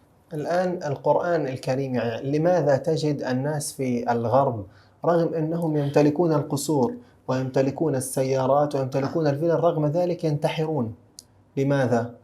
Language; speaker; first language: Arabic; native; Arabic